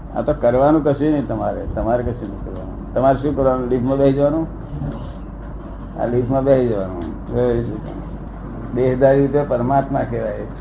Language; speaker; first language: Gujarati; native; Gujarati